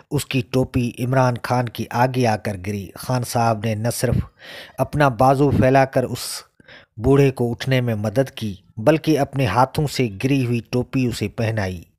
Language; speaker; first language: Urdu; non-native, local second language; Sindhi